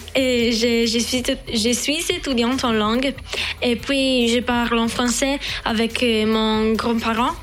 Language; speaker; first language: French; non-native, learner; Italian